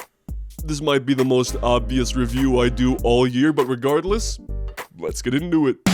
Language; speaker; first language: English; native; English